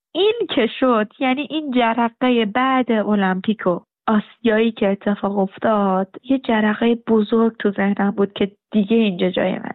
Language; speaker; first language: Persian; native; Persian